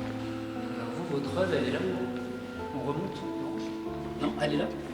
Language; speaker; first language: French; native; French